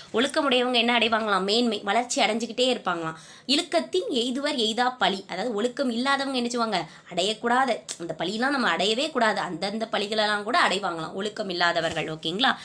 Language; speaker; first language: Tamil; native; Tamil